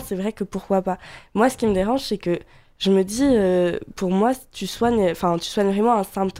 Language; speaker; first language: French; native; French